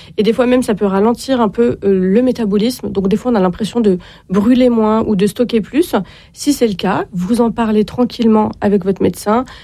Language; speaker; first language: French; native; French